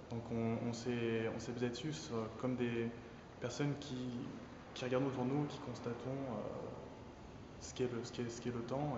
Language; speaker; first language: French; native; French